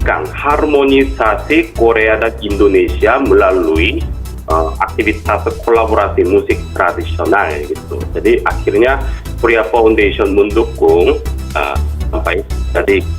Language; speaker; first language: Indonesian; non-native, fluent; Korean